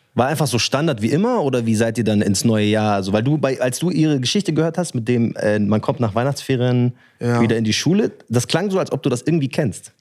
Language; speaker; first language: German; early bilingual, other home language; Arabic